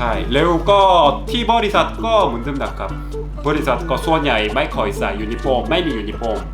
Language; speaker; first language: Thai; non-native, learner; Korean